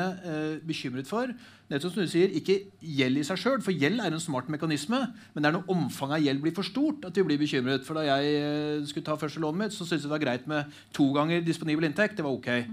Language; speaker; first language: Norwegian; native; Norwegian